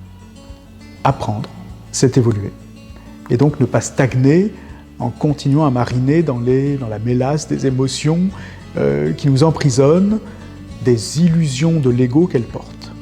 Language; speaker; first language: French; native; French